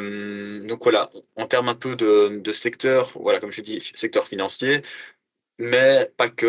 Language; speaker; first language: French; native; French